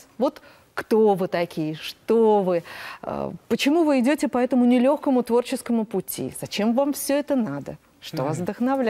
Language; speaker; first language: Russian; native; Russian